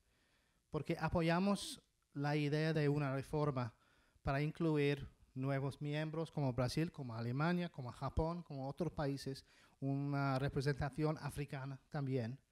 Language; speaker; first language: Spanish; non-native, fluent; English